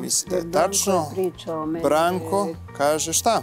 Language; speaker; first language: Serbian; native; Serbian